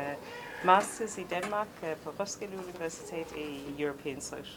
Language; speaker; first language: Danish; non-native, fluent; English